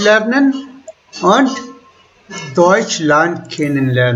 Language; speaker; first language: German; non-native, fluent; Hindi